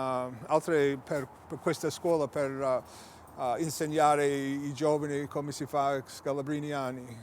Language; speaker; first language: Italian; early bilingual, heritage; English